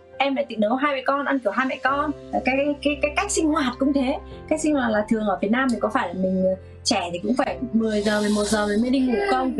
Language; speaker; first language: Vietnamese; native; Vietnamese